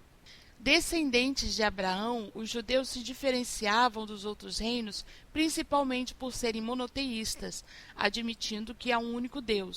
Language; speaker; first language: Portuguese; native; Portuguese